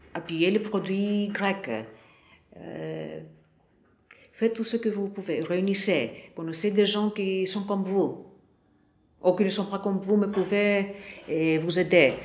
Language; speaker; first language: French; non-native, fluent; Greek